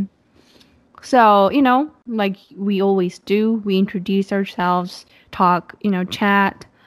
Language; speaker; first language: English; non-native, fluent; Japanese